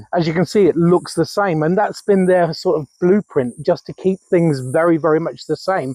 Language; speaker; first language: English; native; English